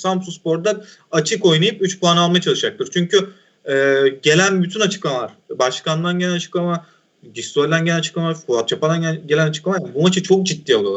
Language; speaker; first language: Turkish; native; Turkish